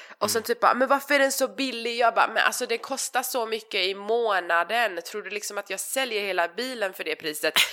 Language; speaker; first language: Swedish; early bilingual, other home language; Persian